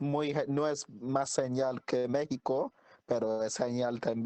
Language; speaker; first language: Spanish; non-native, learner; English